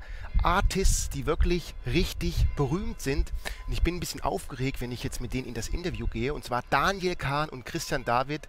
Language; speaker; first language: German; native; German